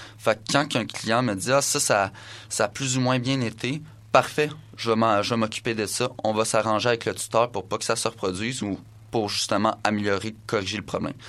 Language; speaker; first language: French; native; French